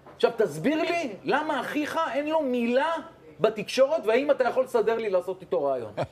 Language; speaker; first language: Hebrew; native; Hebrew